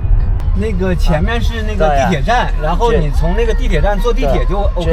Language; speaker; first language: Chinese; native; Chinese